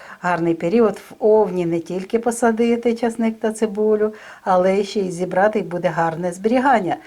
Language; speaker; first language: Ukrainian; native; Ukrainian